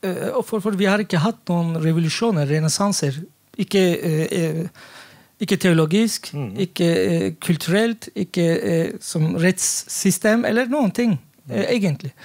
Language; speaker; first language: Norwegian; non-native, fluent; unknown